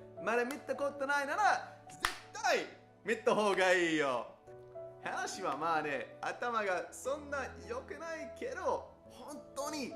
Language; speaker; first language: Japanese; non-native, fluent; English